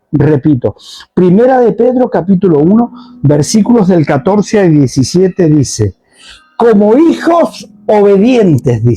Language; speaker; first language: Spanish; native; Spanish